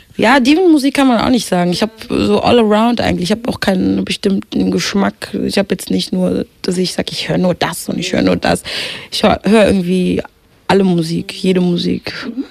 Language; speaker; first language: German; early bilingual, other home language; Swahili